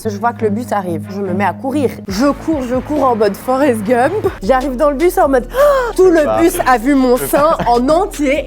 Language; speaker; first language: French; native; French